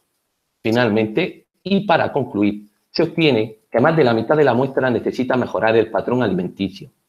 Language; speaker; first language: Spanish; native; Spanish